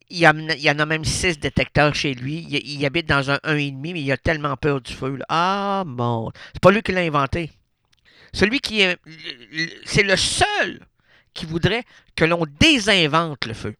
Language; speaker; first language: French; native; French